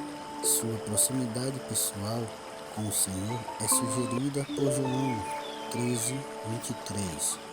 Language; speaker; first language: Portuguese; native; Portuguese